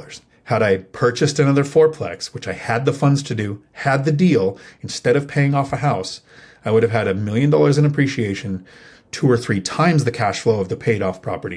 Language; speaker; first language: English; native; English